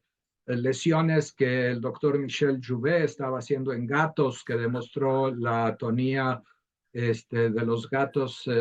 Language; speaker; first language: Spanish; native; Spanish